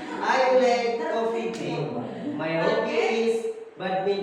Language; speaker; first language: English; non-native, learner; Indonesian